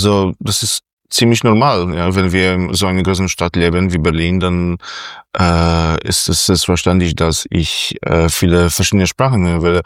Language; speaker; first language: German; non-native, fluent; Polish